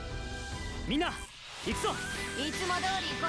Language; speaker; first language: Japanese; non-native, fluent; English